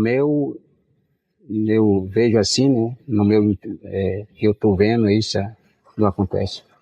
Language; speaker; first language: Portuguese; non-native, local second language; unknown